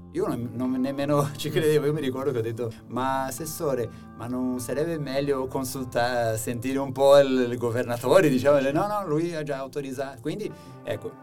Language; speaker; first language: Italian; non-native, fluent; Portuguese